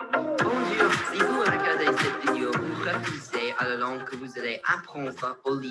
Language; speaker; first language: French; non-native, learner; English